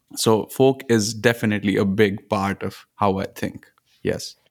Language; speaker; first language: English; non-native, local second language; Punjabi